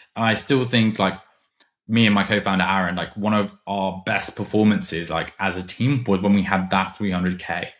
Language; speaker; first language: English; non-native, fluent; German